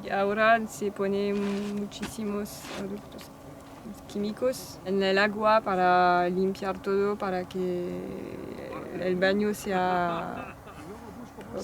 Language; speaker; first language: Spanish; non-native, fluent; French